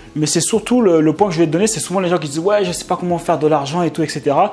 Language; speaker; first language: French; native; French